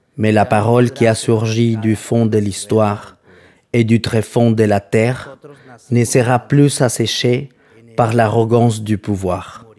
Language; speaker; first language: French; non-native, fluent; Spanish